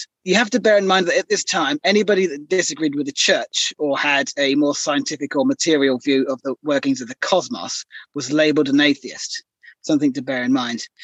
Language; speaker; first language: English; native; English